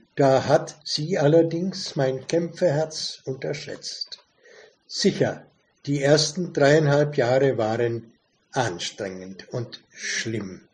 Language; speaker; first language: German; native; German